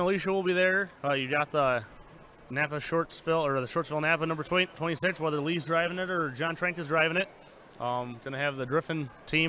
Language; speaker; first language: English; native; English